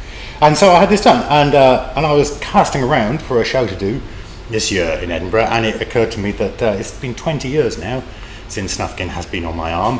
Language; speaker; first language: English; native; English